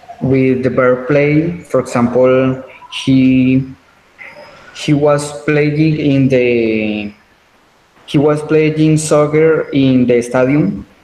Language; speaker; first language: English; non-native, learner; Spanish